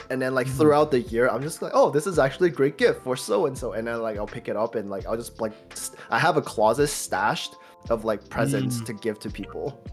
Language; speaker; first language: English; early bilingual, other home language; Chinese